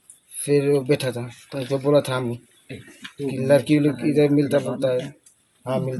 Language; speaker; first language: Hindi; non-native, local second language; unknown